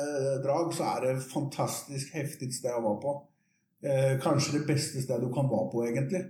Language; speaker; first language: Norwegian; non-native, fluent; Swedish